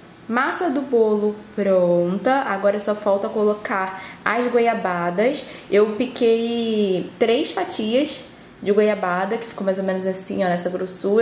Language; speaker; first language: Portuguese; native; Portuguese